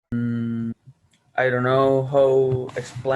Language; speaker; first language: English; non-native, learner; Spanish